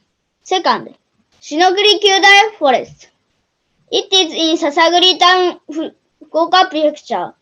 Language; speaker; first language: English; non-native, learner; Japanese